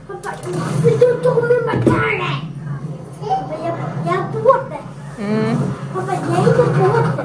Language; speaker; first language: Swedish; early bilingual, other home language; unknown